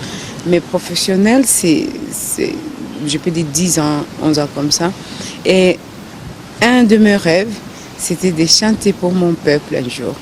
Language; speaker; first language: French; non-native, local second language; Swahili